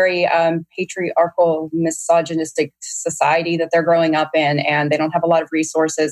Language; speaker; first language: English; native; English